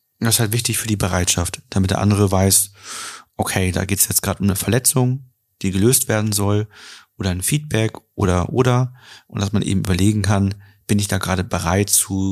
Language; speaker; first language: German; native; German